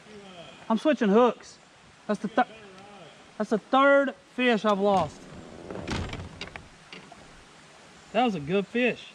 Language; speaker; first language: English; native; English